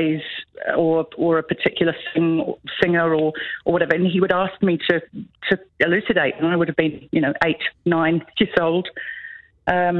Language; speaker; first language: English; native; English